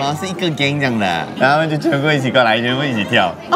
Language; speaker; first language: Chinese; native; Chinese